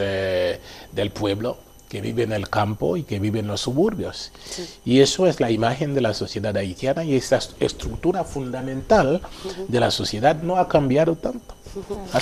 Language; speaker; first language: Spanish; non-native, fluent; Haitian Creole